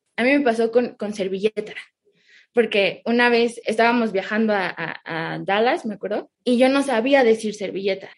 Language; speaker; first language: Spanish; early bilingual, heritage; Spanish